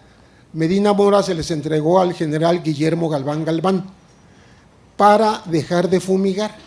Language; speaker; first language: Spanish; native; Spanish